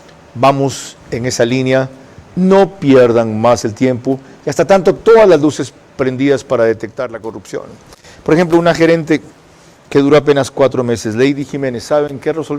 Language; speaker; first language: Spanish; native; Spanish